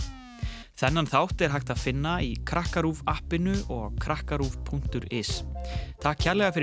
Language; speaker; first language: Icelandic; native; Icelandic